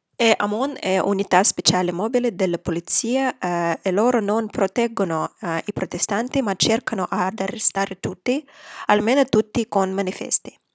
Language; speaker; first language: Italian; non-native, fluent; Russian